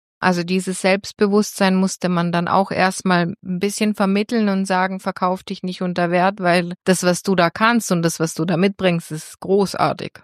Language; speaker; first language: German; non-native, fluent; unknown